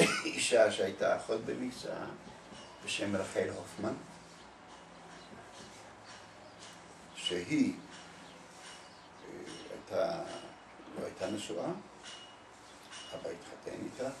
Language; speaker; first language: Hebrew; early bilingual, other home language; Polish